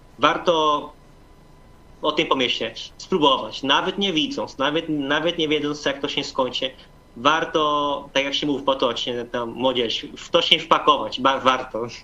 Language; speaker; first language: Polish; non-native, fluent; Portuguese